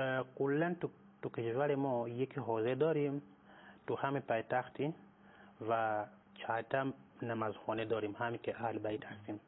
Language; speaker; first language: Persian; non-native, fluent; Nyanja